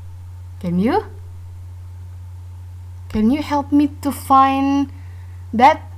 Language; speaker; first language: English; non-native, learner; Indonesian